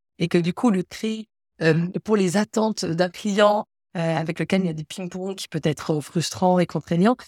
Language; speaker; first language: French; native; French